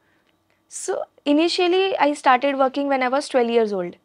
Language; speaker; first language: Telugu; non-native, learner; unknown